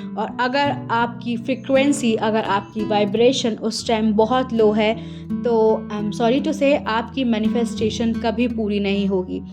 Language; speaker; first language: Hindi; native; Hindi